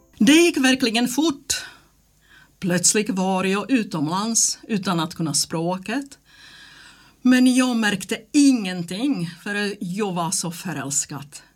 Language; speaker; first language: Swedish; non-native, fluent; Czech